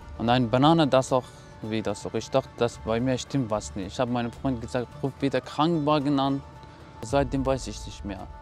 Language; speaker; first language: German; non-native, learner; Persian